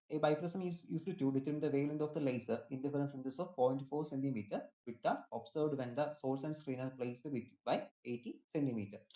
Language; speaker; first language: English; non-native, local second language; Malayalam